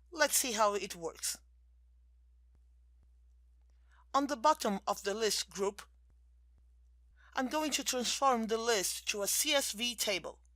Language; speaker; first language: English; non-native, fluent; Portuguese